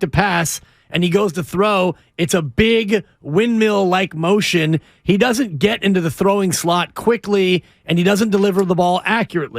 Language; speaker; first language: English; native; English